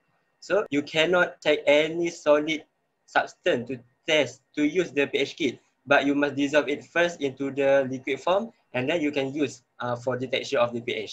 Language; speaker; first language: English; non-native, local second language; Malay